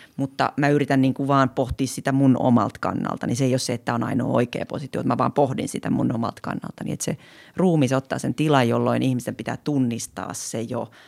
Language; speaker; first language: Finnish; native; Finnish